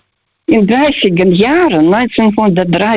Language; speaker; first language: German; non-native, fluent; Russian